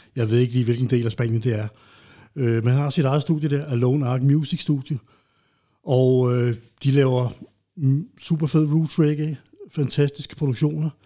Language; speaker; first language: Danish; native; Danish